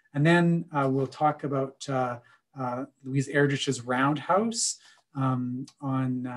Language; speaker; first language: English; native; English